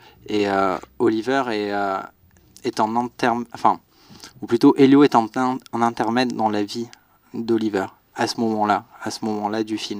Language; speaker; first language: French; native; French